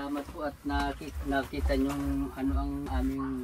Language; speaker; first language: Filipino; native; Filipino